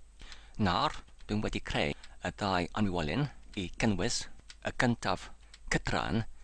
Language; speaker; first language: Welsh; non-native, learner; English